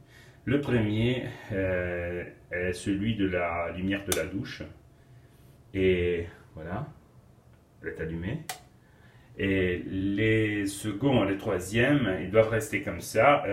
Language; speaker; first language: French; non-native, fluent; Italian